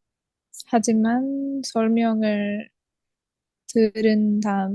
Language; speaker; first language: Korean; non-native, learner; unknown